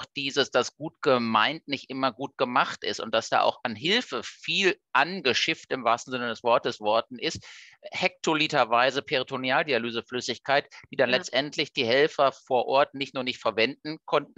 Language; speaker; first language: German; native; German